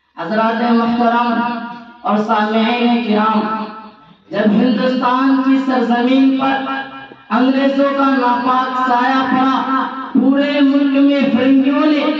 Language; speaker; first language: Urdu; non-native, local second language; Bangla